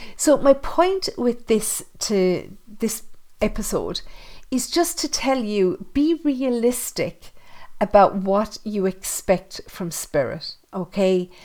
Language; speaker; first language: English; native; English